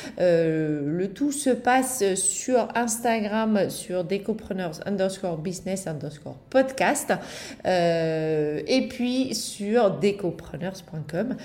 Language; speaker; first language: French; non-native, fluent; Dutch